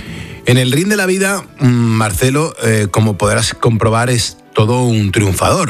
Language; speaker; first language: Spanish; native; Spanish